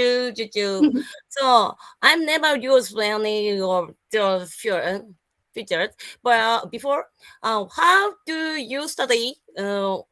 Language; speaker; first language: English; non-native, learner; Japanese